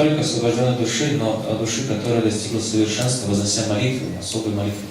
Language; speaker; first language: Russian; native; Russian